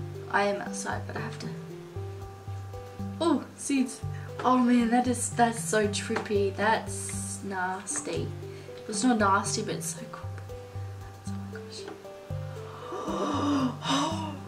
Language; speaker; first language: English; native; English